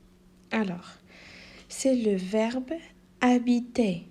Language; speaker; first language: French; non-native, local second language; Arabic